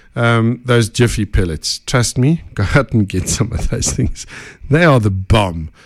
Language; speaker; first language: English; native; English